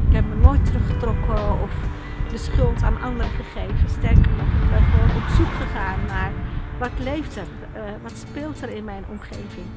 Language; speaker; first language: Dutch; non-native, fluent; Arabic